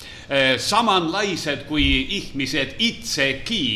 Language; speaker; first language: Finnish; non-native, learner; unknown